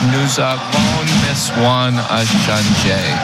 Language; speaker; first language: French; non-native, learner; English